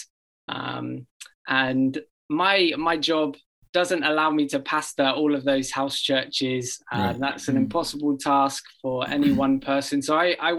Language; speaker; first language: English; native; English